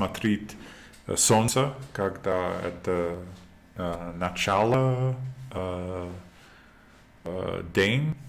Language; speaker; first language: Russian; non-native, learner; English